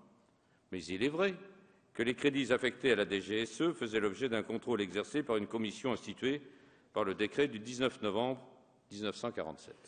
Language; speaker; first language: French; native; French